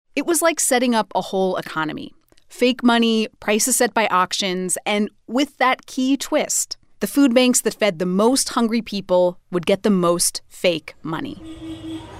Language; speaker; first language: English; native; English